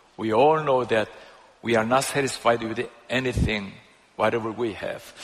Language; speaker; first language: English; non-native, fluent; Korean